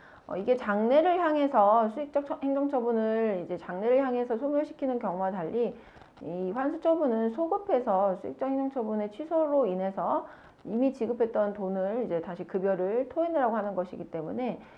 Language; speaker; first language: Korean; native; Korean